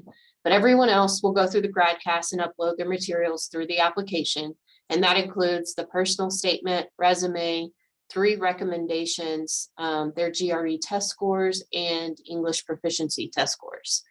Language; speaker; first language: English; native; English